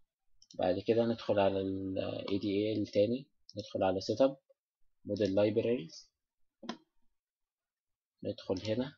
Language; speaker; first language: Arabic; native; Arabic